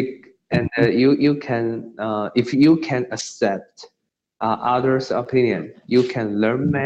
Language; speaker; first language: English; non-native, learner; Chinese